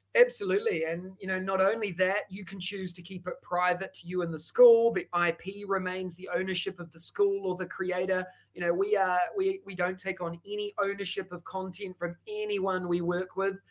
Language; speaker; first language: English; native; English